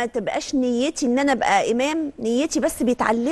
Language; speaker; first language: Arabic; native; Arabic